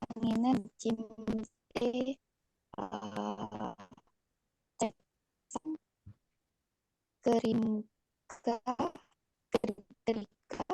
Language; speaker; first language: Korean; non-native, learner; Indonesian